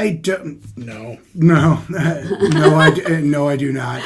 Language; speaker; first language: English; native; English